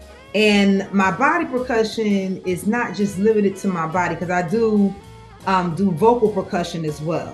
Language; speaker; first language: English; native; English